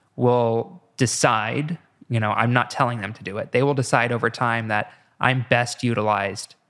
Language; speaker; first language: English; native; English